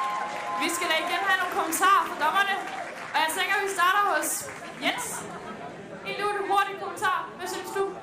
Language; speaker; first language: Danish; native; Danish